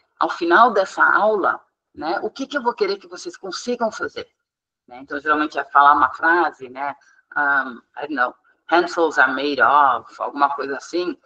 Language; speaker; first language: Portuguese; non-native, fluent; English